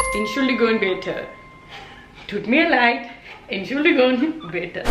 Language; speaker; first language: German; non-native, learner; English